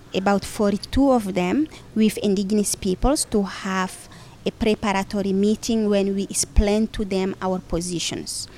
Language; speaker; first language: English; non-native, fluent; Fula